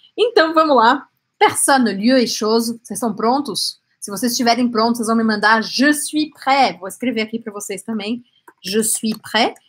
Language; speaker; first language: Portuguese; native; Portuguese